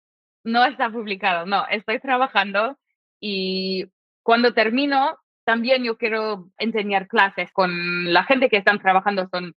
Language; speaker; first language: Spanish; non-native, fluent; English